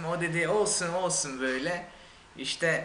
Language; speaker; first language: Turkish; non-native, fluent; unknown